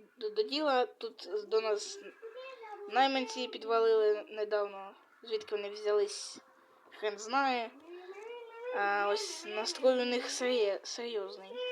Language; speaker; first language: Ukrainian; non-native, local second language; Russian